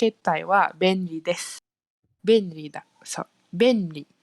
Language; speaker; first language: Japanese; non-native, fluent; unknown